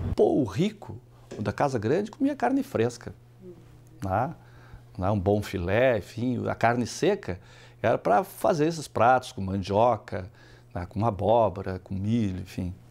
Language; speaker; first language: Portuguese; native; Portuguese